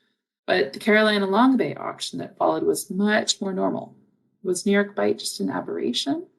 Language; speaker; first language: English; native; English